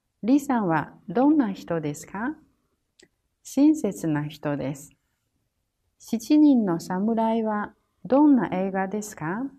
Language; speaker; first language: Japanese; non-native, fluent; Chinese